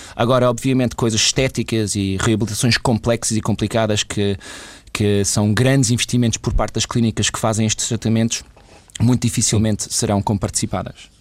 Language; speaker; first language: Portuguese; early bilingual, other home language; English